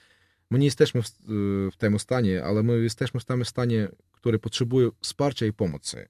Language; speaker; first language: Polish; non-native, learner; Russian